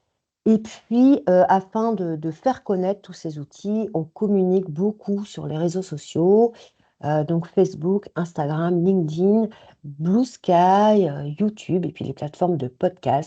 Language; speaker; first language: French; native; French